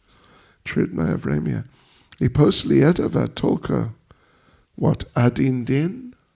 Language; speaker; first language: Russian; non-native, learner; English